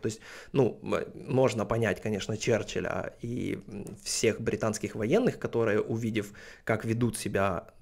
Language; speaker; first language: Russian; native; Russian